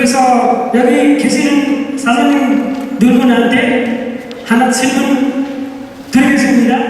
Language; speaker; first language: Korean; non-native, learner; Nepali